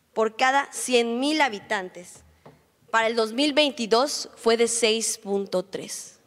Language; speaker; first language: Spanish; native; Spanish